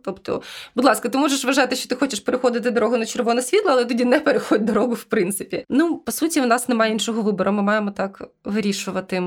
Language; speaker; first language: Ukrainian; native; Ukrainian